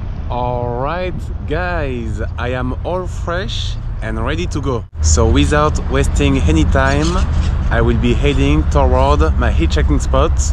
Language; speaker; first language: English; non-native, fluent; French